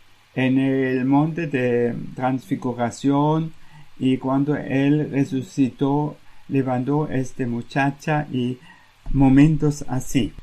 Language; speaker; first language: Spanish; non-native, fluent; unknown